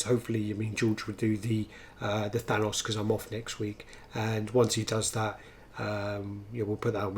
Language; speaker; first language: English; native; English